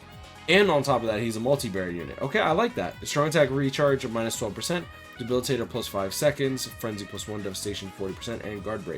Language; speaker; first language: English; native; English